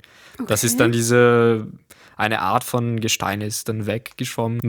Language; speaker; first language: German; non-native, fluent; Portuguese